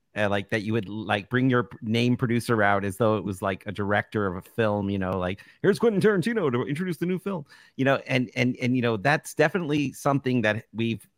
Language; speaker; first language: English; native; English